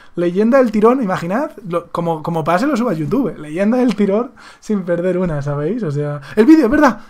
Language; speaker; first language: Spanish; native; Spanish